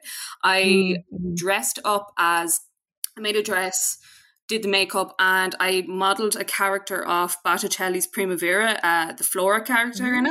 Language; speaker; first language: English; native; English